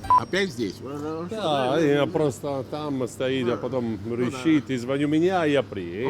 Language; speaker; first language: Russian; non-native, learner; Italian